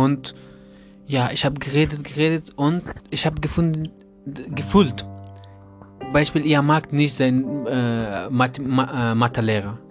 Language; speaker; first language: German; non-native, learner; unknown